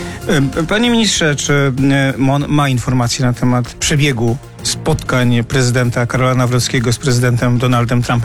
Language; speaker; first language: Polish; native; Polish